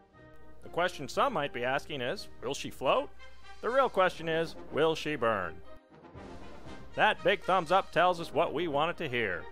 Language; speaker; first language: English; native; English